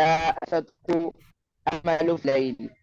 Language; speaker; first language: Arabic; non-native, learner; Urdu